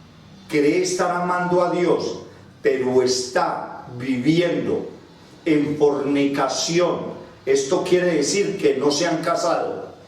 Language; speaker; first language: Spanish; native; Spanish